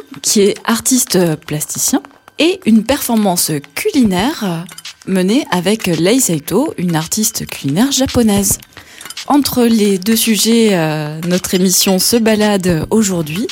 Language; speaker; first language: French; native; French